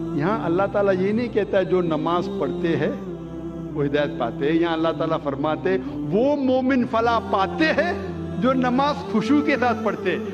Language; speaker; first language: Urdu; non-native, local second language; Konkani